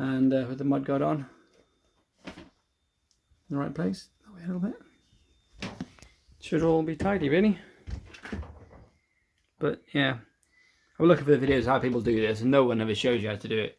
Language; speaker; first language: English; native; English